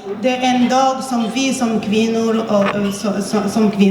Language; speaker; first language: Swedish; non-native, fluent; Kinyarwanda